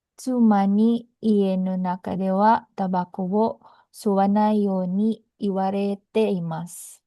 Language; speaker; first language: Japanese; non-native, learner; Filipino